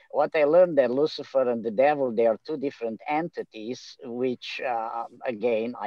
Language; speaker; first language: English; non-native, fluent; Romanian